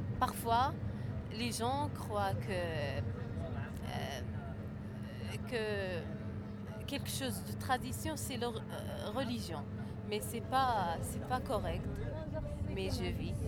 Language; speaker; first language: French; non-native, learner; Arabic